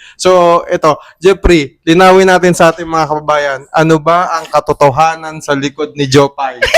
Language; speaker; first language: Filipino; native; Filipino